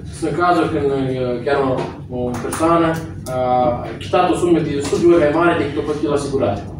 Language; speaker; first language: Romanian; non-native, local second language; Russian